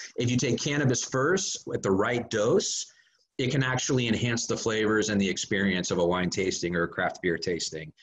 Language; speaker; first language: English; native; English